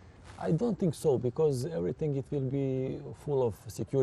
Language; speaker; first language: English; non-native, fluent; Serbian